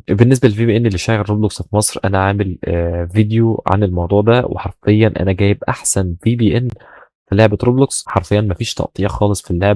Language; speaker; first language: Arabic; native; Arabic